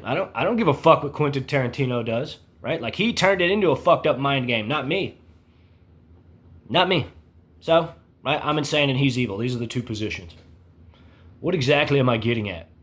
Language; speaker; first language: English; native; English